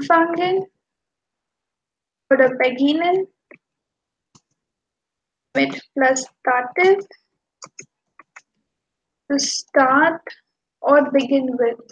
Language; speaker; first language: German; non-native, fluent; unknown